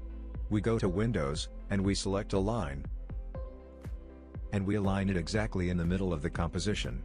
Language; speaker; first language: English; non-native, fluent; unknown